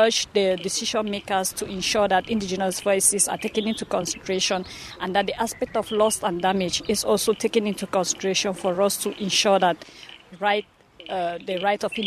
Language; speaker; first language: English; non-native, local second language; Fula